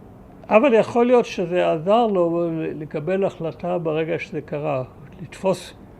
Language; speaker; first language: Hebrew; early bilingual, other home language; German